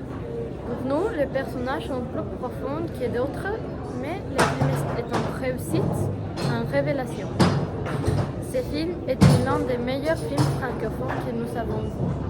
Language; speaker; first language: French; non-native, learner; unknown